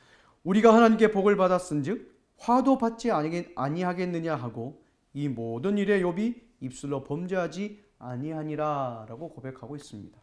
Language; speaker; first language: Korean; native; Korean